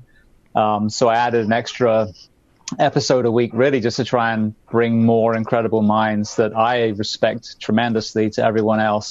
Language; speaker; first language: English; native; English